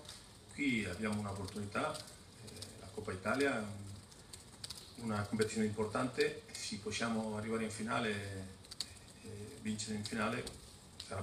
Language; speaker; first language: Italian; non-native, fluent; Spanish